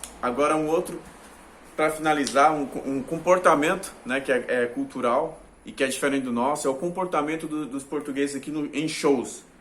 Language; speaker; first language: Portuguese; native; Portuguese